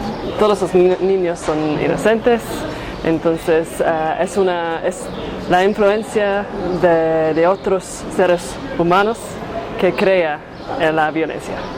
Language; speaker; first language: Spanish; non-native, fluent; Italian